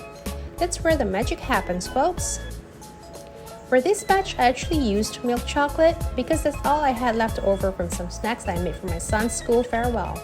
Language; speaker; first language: English; non-native, local second language; Indonesian